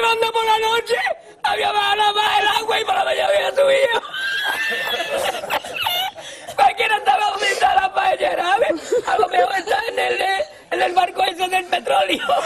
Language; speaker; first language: Spanish; native; Spanish